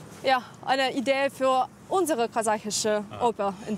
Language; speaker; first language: German; non-native, fluent; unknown